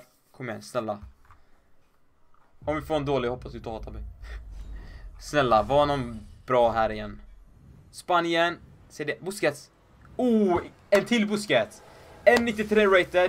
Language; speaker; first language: Swedish; native; Swedish